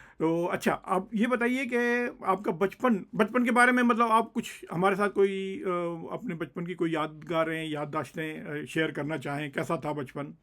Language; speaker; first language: Urdu; native; Urdu